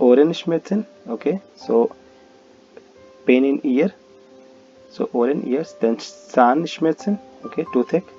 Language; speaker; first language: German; non-native, fluent; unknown